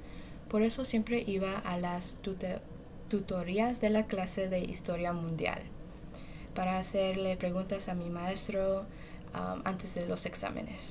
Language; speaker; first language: Spanish; early bilingual, heritage; Spanish